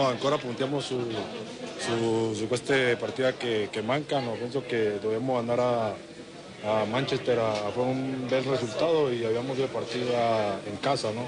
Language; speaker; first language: Italian; non-native, fluent; Spanish